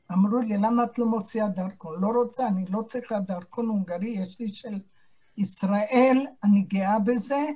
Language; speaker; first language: Hebrew; non-native, fluent; Hungarian